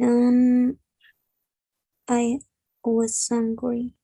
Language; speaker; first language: English; non-native, learner; Spanish